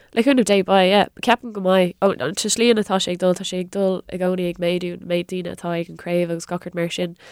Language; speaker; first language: Irish; non-native, local second language; English